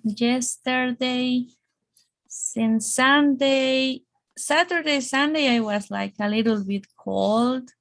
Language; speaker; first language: English; non-native, fluent; Spanish